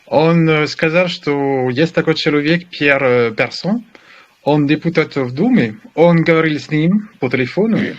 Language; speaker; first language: Russian; non-native, learner; French